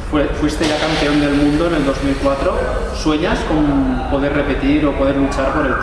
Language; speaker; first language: Spanish; native; Spanish